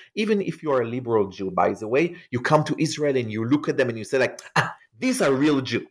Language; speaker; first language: English; non-native, fluent; Hebrew